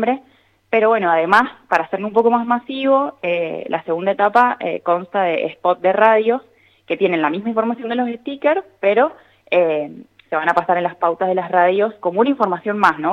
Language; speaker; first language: Spanish; native; Spanish